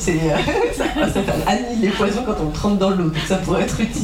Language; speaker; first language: French; native; French